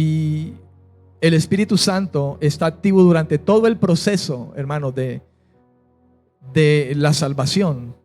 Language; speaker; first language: Spanish; native; Spanish